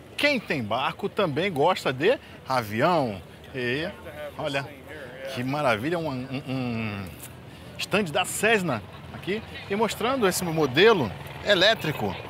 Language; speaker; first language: Portuguese; native; Portuguese